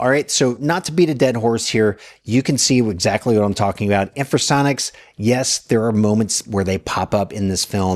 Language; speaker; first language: English; native; English